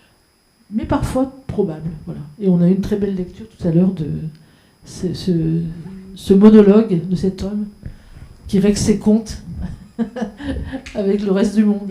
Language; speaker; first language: French; native; French